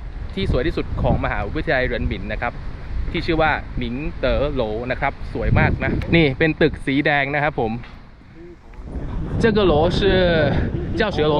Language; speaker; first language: Thai; native; Thai